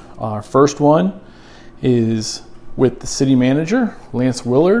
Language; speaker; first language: English; native; English